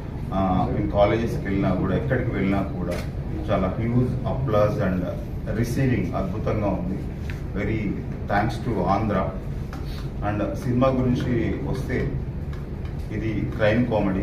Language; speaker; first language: Telugu; native; Telugu